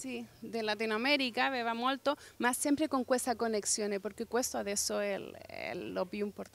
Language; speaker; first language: Italian; non-native, fluent; Spanish